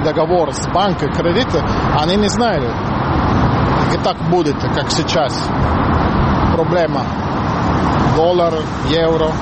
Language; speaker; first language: Russian; non-native, learner; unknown